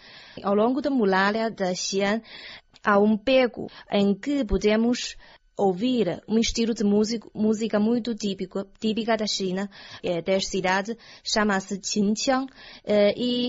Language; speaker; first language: Portuguese; non-native, learner; Chinese